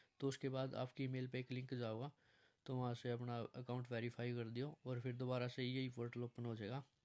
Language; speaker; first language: Hindi; non-native, local second language; Punjabi